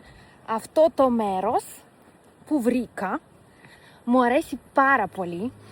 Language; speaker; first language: Greek; non-native, fluent; Russian